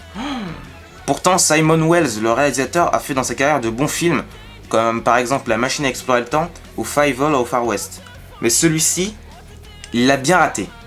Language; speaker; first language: French; native; French